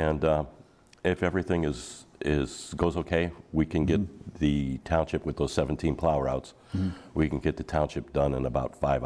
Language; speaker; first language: English; native; English